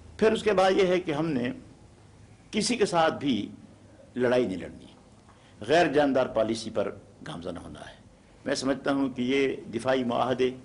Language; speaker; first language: Urdu; non-native, local second language; Pashto